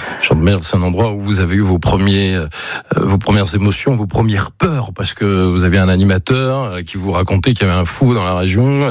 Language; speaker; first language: French; native; French